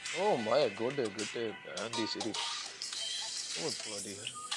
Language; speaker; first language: English; non-native, learner; Punjabi